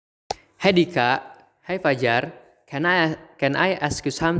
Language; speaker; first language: English; non-native, learner; Indonesian